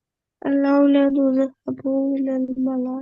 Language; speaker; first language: Arabic; non-native, learner; Bangla